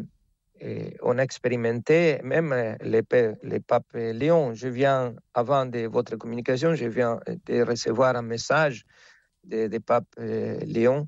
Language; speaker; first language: French; non-native, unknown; Spanish